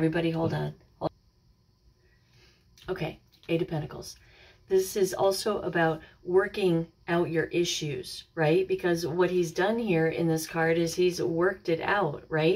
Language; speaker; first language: English; native; English